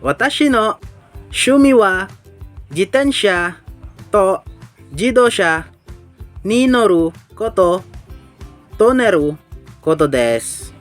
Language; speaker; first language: Japanese; non-native, learner; Hiligaynon